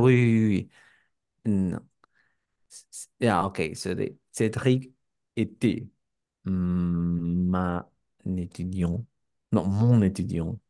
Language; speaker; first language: French; non-native, learner; Spanish